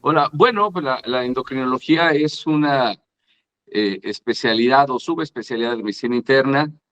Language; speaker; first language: Spanish; native; Spanish